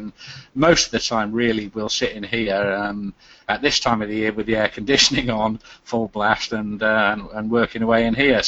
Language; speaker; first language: English; native; English